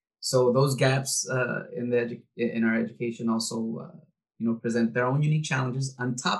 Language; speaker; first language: English; early bilingual, other home language; Spanish